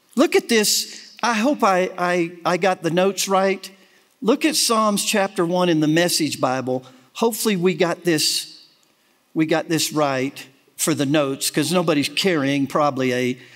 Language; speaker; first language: English; native; English